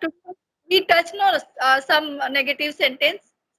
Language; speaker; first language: English; non-native, learner; Hindi